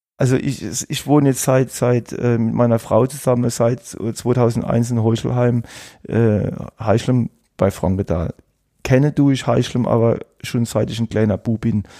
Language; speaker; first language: German; native; German